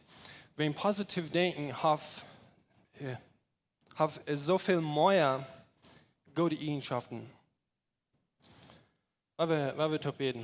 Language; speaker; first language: German; non-native, learner; Plautdietsch